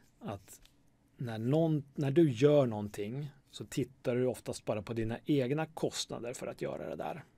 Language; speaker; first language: Swedish; native; Swedish